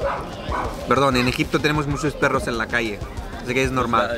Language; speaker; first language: Spanish; non-native, fluent; Arabic